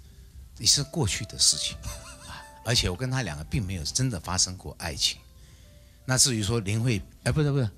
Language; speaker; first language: Chinese; native; Chinese